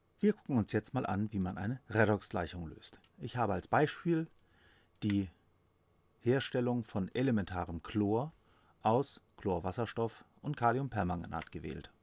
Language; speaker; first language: German; native; German